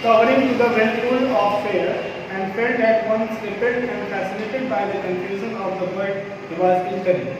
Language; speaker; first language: English; non-native, local second language; Hindi